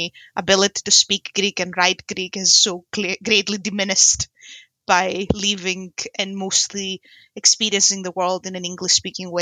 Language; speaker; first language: English; non-native, fluent; Greek